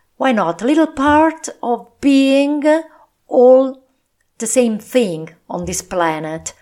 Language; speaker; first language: English; non-native, fluent; Italian